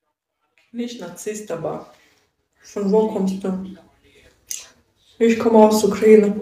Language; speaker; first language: German; non-native, learner; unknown